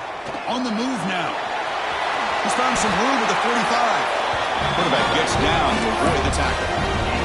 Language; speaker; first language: English; native; English